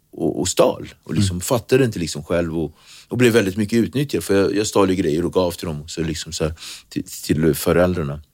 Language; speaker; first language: Swedish; early bilingual, other home language; Kabuverdianu